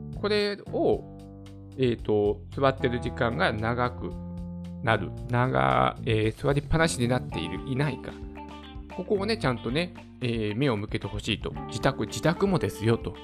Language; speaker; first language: Japanese; native; Japanese